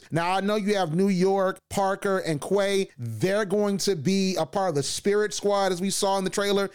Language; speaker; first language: English; native; English